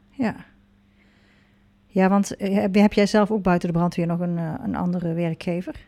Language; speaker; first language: Dutch; native; Dutch